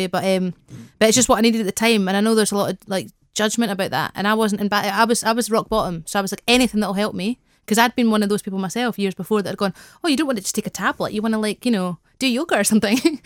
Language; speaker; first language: English; native; English